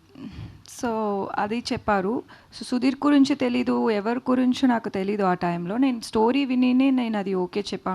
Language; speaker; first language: Telugu; non-native, learner; Tamil